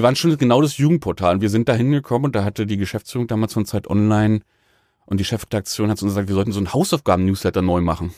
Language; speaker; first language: German; native; German